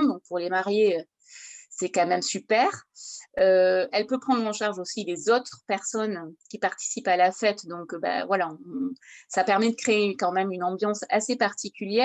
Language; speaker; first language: French; native; French